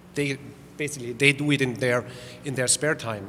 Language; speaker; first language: English; non-native, fluent; German